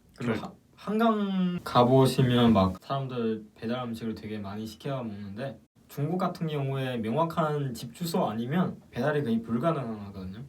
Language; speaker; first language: Korean; non-native, fluent; Chinese